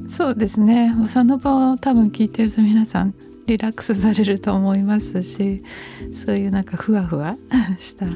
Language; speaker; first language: Japanese; early bilingual, heritage; Japanese